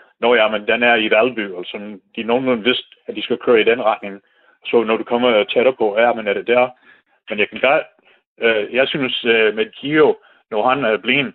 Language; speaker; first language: Danish; non-native, fluent; English